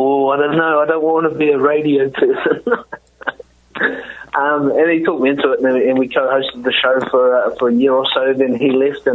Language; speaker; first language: English; native; English